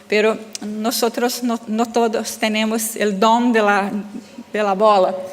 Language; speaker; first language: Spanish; non-native, learner; Portuguese